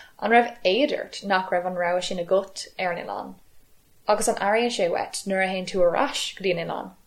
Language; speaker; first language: Irish; non-native, local second language; English